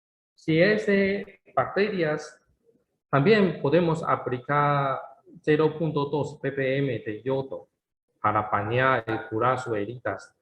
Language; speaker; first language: Spanish; non-native, learner; Chinese